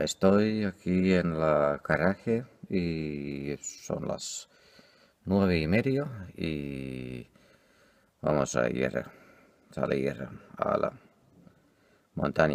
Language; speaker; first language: Spanish; non-native, learner; Finnish